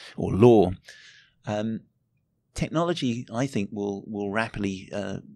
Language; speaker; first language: English; native; English